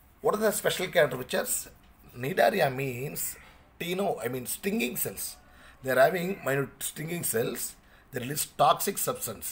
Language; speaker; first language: English; non-native, local second language; Tamil